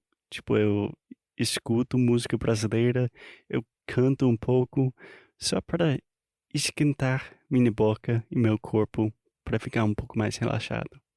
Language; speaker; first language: Portuguese; non-native, fluent; English